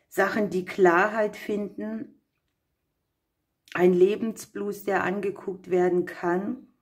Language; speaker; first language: German; native; German